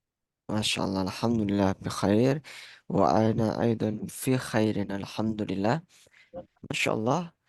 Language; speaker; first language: Arabic; non-native, fluent; Indonesian